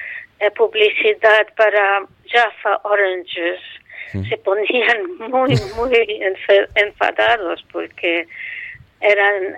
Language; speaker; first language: Spanish; non-native, fluent; Arabic